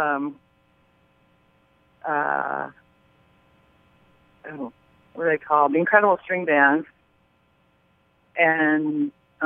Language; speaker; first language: English; native; English